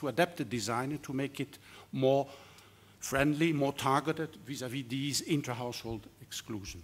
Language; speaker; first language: English; non-native, fluent; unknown